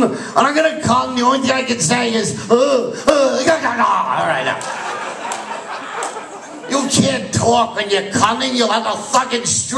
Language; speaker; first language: English; native; English